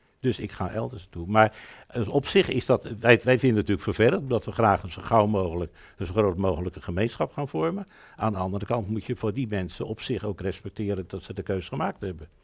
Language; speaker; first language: Dutch; native; Dutch